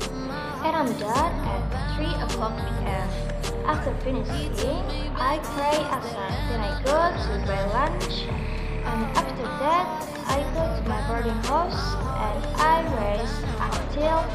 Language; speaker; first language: English; non-native, learner; Indonesian